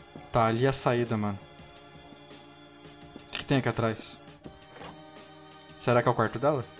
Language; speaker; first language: Portuguese; native; Portuguese